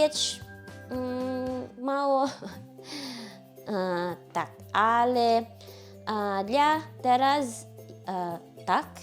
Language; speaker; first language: Polish; non-native, learner; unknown